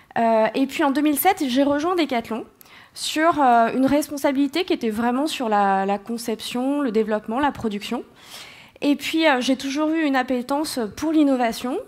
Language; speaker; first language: French; native; French